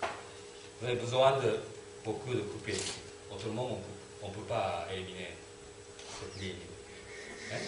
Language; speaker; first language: French; non-native, fluent; Turkish